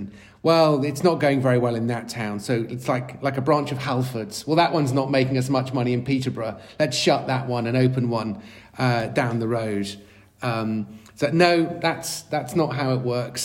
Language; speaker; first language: English; native; English